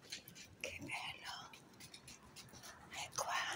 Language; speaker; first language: Italian; non-native, learner; Filipino